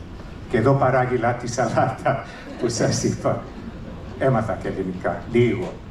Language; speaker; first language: Greek; early bilingual, heritage; English